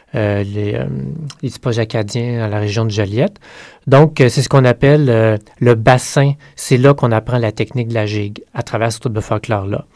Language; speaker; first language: French; native; French